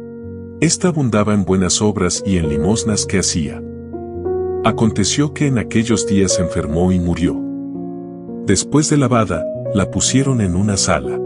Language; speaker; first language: Spanish; native; Spanish